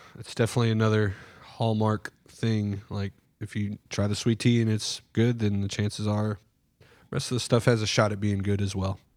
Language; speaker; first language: English; native; English